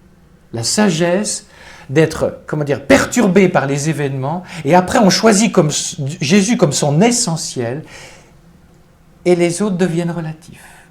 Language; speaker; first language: French; native; French